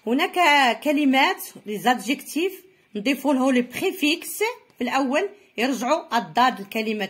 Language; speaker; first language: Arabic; native; Arabic